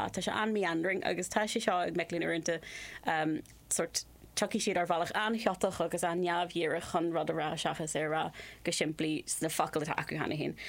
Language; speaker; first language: Irish; non-native, local second language; English